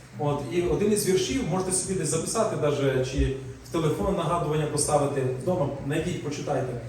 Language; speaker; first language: Ukrainian; non-native, local second language; Russian